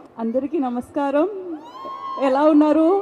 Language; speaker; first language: Telugu; non-native, fluent; Malayalam